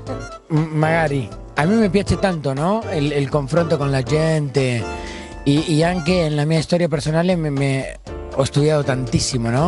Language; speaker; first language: Italian; non-native, learner; Spanish